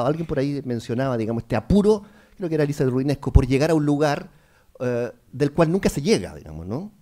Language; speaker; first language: Spanish; native; Spanish